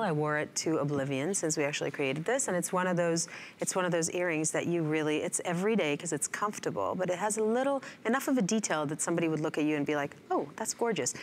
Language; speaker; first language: English; non-native, fluent; Hebrew